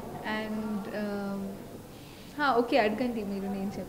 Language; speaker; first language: Telugu; non-native, local second language; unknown